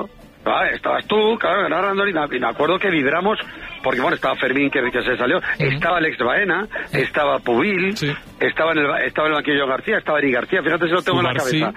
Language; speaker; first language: Spanish; native; Spanish